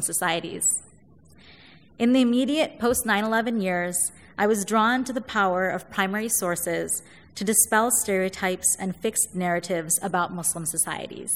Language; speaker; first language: English; native; English